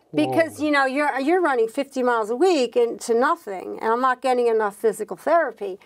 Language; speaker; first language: English; native; English